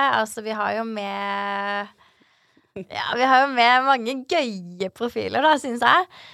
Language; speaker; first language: Norwegian; native; Norwegian